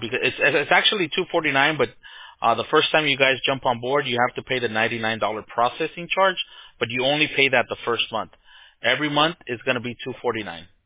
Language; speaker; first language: English; early bilingual, other home language; Spanish